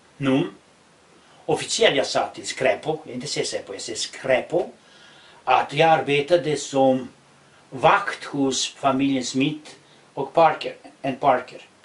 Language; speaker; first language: Swedish; non-native, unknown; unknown